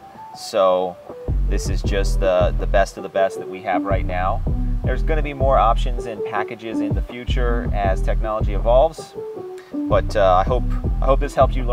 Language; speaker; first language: English; native; English